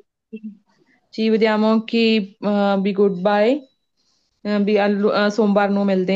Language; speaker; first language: Italian; non-native, learner; Punjabi